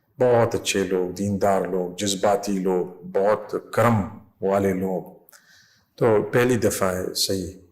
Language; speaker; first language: Urdu; non-native, fluent; English